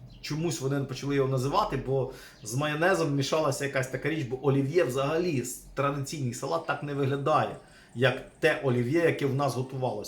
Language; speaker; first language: Ukrainian; native; Ukrainian